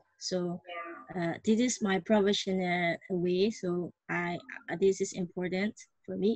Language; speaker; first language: English; non-native, learner; Burmese